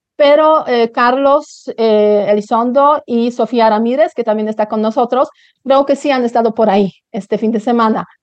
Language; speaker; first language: Spanish; non-native, fluent; Polish